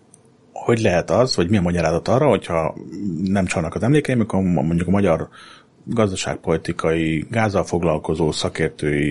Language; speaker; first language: Hungarian; native; Hungarian